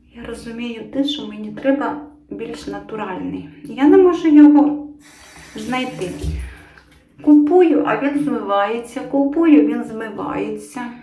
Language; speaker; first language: Ukrainian; non-native, local second language; Russian